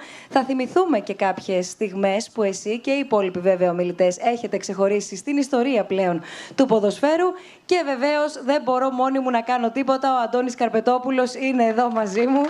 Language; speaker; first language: Greek; native; Greek